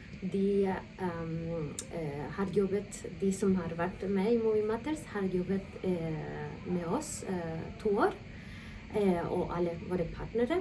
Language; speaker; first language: Norwegian; non-native, fluent; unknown